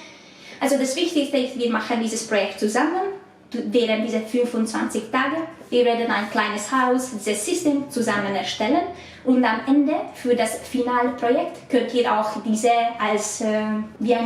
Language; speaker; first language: German; non-native, learner; Hungarian